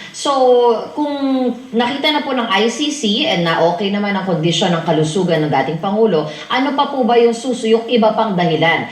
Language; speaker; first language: Filipino; native; Filipino